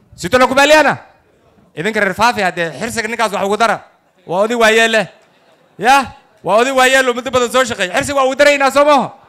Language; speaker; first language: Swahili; non-native, local second language; Somali